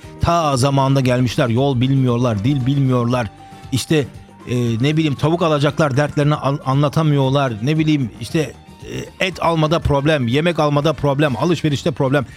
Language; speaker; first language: Turkish; early bilingual, heritage; Turkish